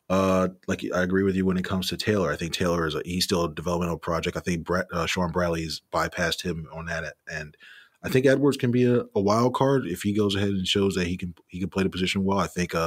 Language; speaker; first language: English; native; English